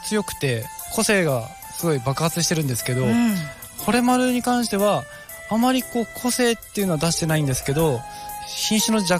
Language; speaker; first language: Japanese; native; Japanese